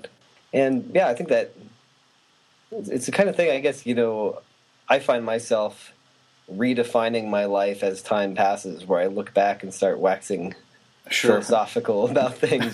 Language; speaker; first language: English; native; English